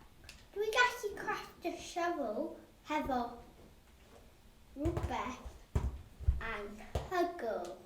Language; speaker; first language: Welsh; non-native, local second language; English